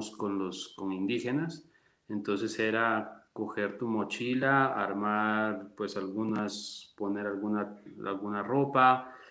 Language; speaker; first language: Spanish; native; Spanish